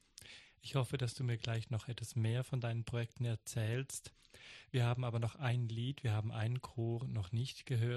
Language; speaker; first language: German; native; German